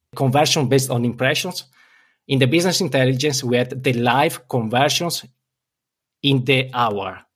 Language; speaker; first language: English; non-native, fluent; Italian